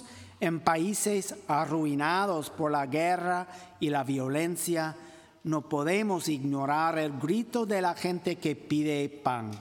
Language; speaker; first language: Spanish; non-native, fluent; English